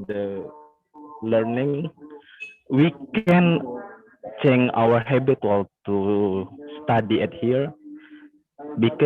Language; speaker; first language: English; non-native, learner; Indonesian